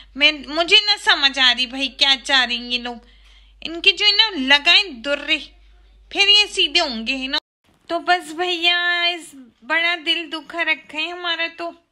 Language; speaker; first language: Urdu; native; Urdu